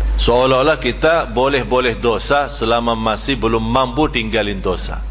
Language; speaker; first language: Malay; non-native, fluent; Arabic